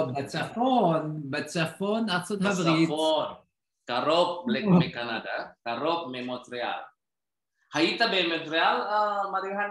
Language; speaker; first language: Hebrew; non-native, learner; Indonesian